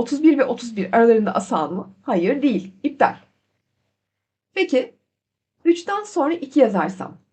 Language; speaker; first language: Turkish; native; Turkish